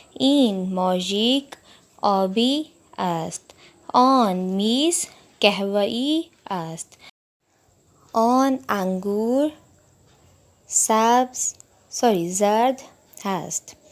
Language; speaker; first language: Persian; non-native, fluent; Urdu